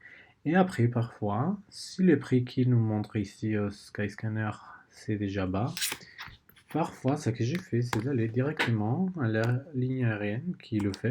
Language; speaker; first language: French; non-native, learner; Spanish